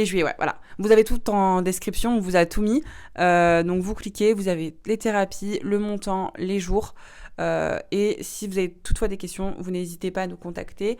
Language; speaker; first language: French; native; French